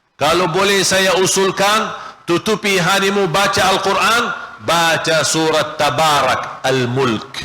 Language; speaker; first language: Malay; non-native, fluent; Arabic